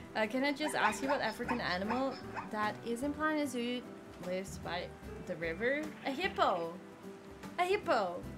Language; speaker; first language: English; non-native, fluent; Dutch